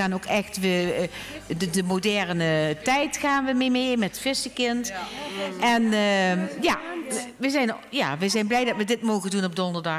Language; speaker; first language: Dutch; native; Dutch